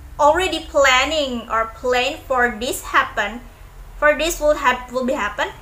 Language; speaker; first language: English; non-native, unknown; Indonesian